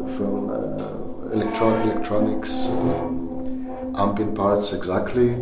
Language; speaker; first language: English; non-native, fluent; Greek